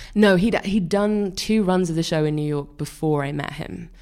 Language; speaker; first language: English; native; English